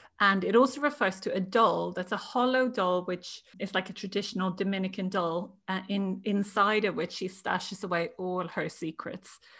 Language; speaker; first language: English; native; English